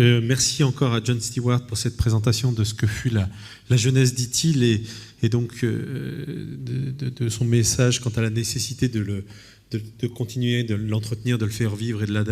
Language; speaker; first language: French; native; French